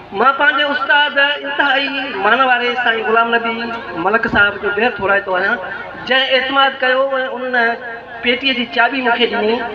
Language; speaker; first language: Sindhi; native; Sindhi